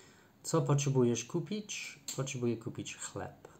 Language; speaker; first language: Polish; non-native, learner; English